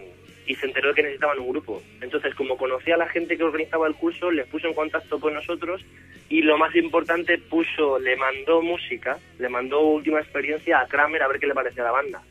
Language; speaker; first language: Spanish; native; Spanish